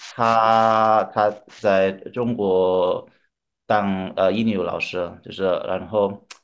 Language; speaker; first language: Chinese; non-native, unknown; Indonesian